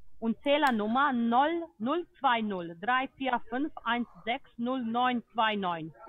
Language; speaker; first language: German; non-native, fluent; Bosnian